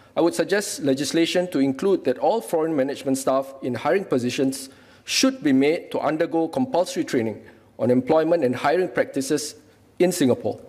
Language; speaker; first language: English; non-native, local second language; Malay